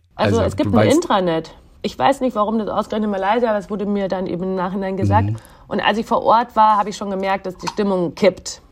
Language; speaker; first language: German; native; German